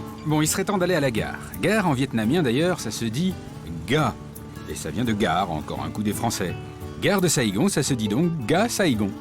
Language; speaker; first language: French; native; French